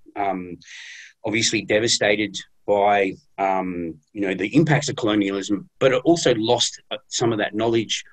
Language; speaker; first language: English; native; English